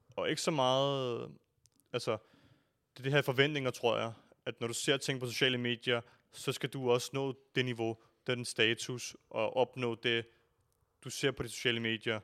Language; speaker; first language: Danish; early bilingual, other home language; Urdu